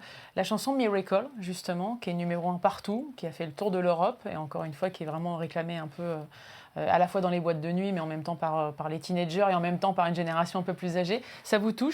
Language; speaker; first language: French; native; French